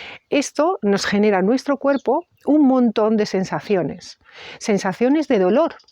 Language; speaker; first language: Spanish; native; Spanish